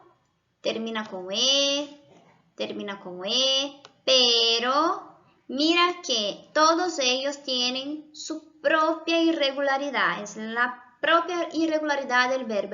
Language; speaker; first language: Spanish; non-native, fluent; Portuguese